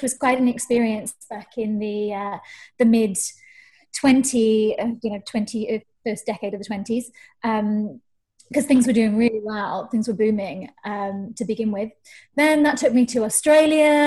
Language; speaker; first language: English; native; English